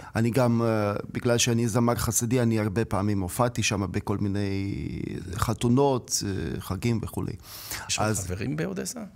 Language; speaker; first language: Hebrew; non-native, fluent; Ukrainian